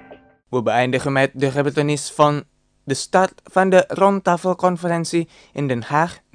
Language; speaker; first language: Dutch; non-native, fluent; Indonesian